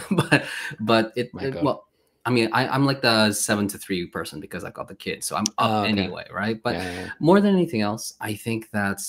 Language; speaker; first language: English; non-native, fluent; Swedish